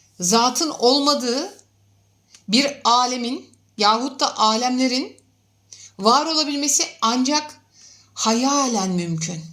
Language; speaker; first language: Turkish; native; Turkish